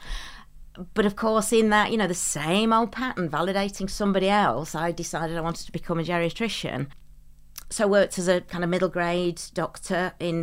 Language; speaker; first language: English; native; English